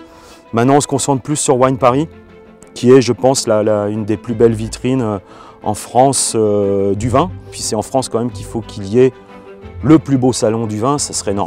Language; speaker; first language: French; native; French